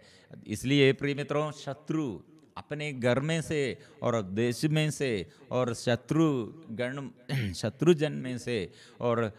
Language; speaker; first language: Hindi; non-native, local second language; Malayalam